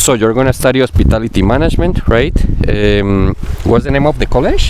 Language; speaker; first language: English; non-native, fluent; Spanish